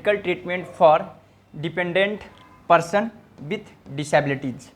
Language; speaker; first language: Hindi; native; Hindi